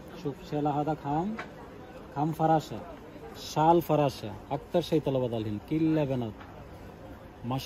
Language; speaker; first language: Arabic; non-native, learner; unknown